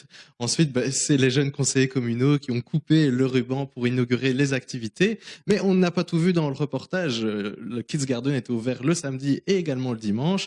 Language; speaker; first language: French; native; French